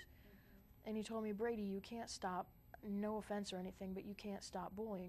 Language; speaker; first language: English; native; English